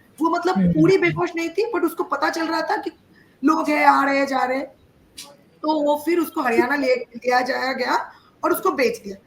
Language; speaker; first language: Hindi; non-native, local second language; Bangla